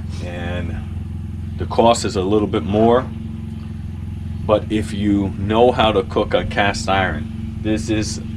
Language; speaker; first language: English; native; English